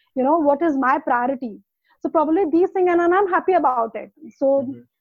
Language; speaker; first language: English; non-native, local second language; Hindi